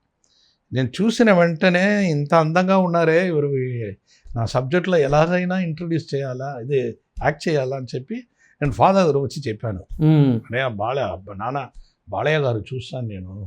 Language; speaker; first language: Telugu; non-native, local second language; Tamil